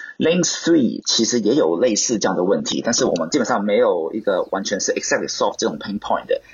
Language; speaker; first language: Chinese; non-native, local second language; Cantonese